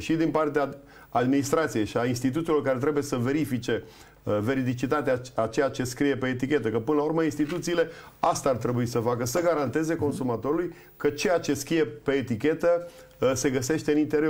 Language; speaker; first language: Romanian; native; Romanian